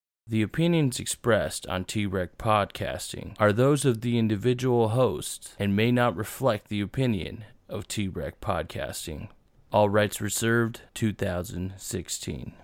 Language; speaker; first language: English; early bilingual, other home language; Spanish